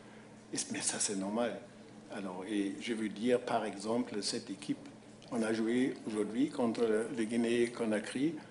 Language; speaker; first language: French; non-native, fluent; German